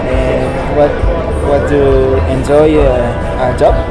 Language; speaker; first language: English; non-native, learner; Spanish